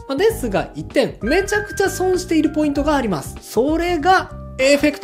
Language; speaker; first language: Japanese; native; Japanese